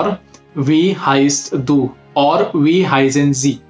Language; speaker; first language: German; non-native, learner; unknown